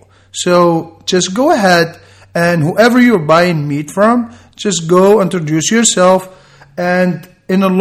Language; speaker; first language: English; non-native, fluent; Arabic